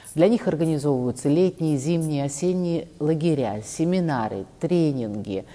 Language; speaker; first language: Russian; native; Russian